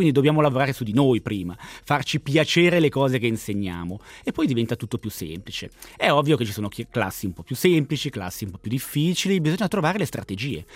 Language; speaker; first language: Italian; native; Italian